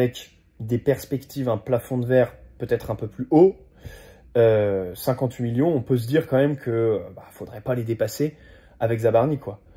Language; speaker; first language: French; native; French